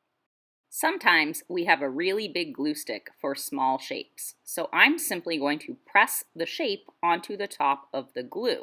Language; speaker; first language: English; native; English